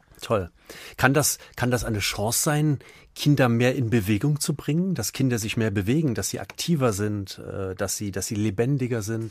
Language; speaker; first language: German; native; German